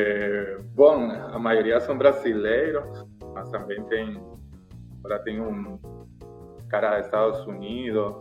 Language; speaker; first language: Portuguese; non-native, learner; Spanish